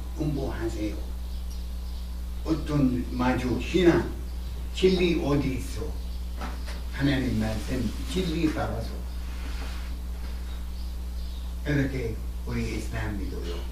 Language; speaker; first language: Korean; non-native, learner; Arabic